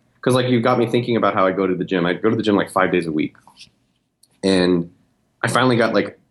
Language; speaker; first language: English; native; English